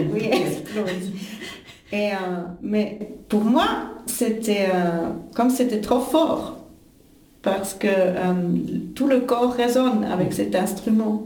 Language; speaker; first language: French; non-native, fluent; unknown